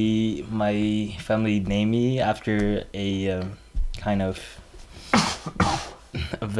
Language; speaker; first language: English; non-native, fluent; Vietnamese